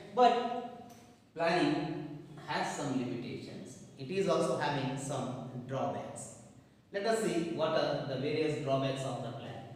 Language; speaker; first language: English; non-native, local second language; Kannada